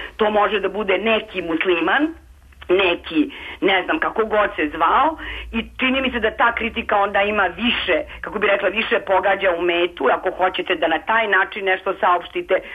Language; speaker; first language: Serbian; native; Serbian